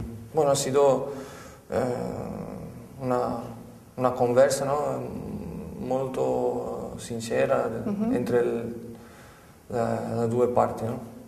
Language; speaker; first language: Italian; non-native, fluent; Portuguese